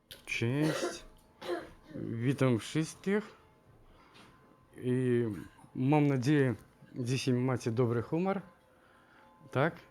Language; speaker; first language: Polish; non-native, learner; Ukrainian